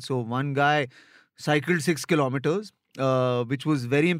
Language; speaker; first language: English; non-native, local second language; Hindi